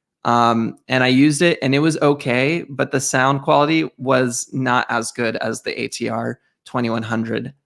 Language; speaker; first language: English; native; English